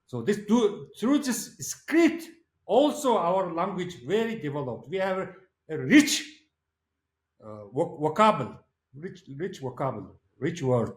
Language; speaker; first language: English; non-native, learner; Mongolian